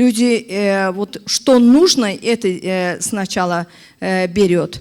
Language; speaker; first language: Russian; non-native, learner; Azerbaijani